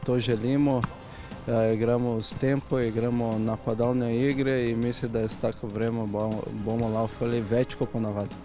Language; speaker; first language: Slovenian; non-native, fluent; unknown